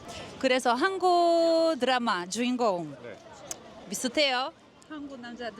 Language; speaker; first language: Korean; non-native, learner; Portuguese